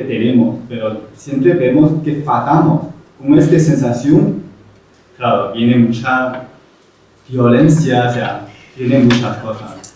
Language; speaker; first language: Spanish; non-native, fluent; Chinese